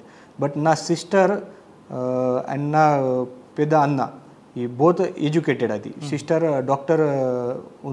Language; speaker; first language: Telugu; non-native, learner; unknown